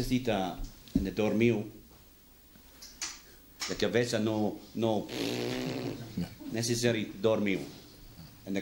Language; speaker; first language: Spanish; non-native, learner; English